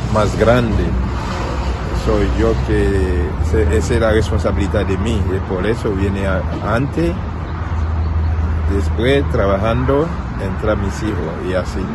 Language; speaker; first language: Spanish; non-native, learner; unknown